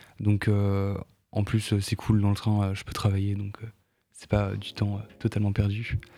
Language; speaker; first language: French; native; French